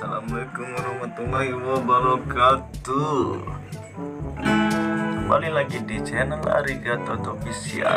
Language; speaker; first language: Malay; non-native, local second language; Sasak